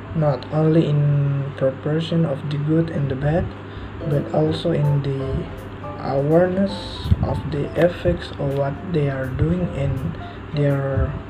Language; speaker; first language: English; non-native, learner; Indonesian